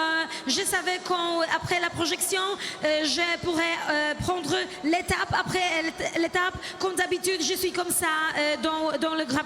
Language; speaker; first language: French; non-native, fluent; Polish